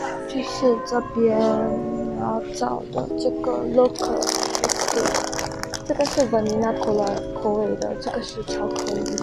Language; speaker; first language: Chinese; non-native, local second language; English